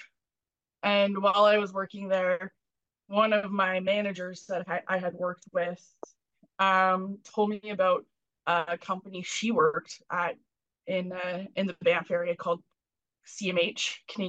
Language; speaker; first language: English; native; English